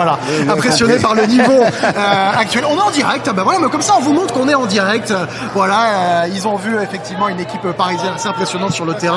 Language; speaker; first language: French; native; French